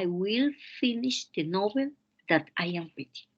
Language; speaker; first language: English; non-native, fluent; Spanish